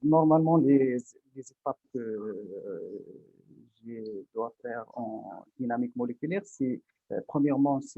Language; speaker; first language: French; non-native, local second language; Arabic